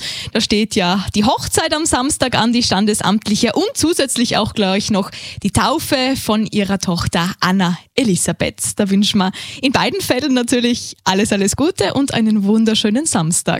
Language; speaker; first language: German; native; German